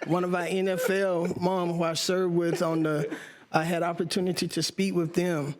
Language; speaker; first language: English; native; English